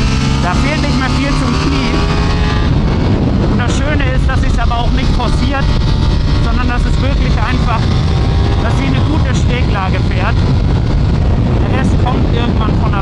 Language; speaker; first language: German; native; German